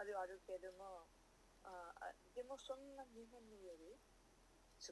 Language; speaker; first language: Japanese; non-native, learner; Nepali